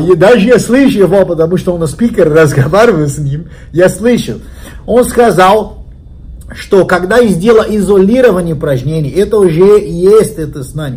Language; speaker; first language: Russian; non-native, learner; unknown